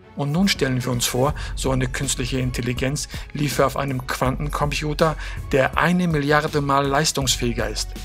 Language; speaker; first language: German; native; German